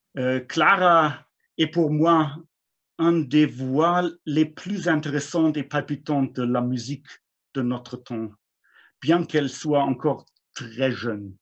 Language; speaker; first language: French; non-native, fluent; German